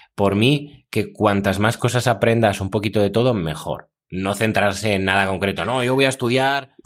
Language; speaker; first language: Spanish; non-native, fluent; Russian